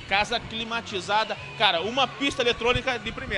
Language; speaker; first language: Portuguese; native; Portuguese